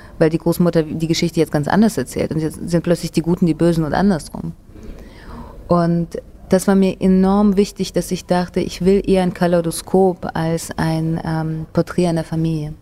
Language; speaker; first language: German; early bilingual, other home language; Russian